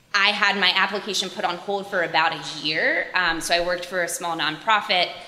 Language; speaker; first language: English; native; English